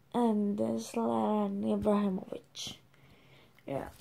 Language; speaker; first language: English; non-native, learner; Swedish